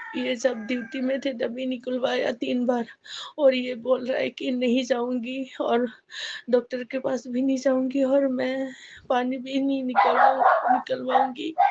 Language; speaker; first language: Hindi; non-native, local second language; Assamese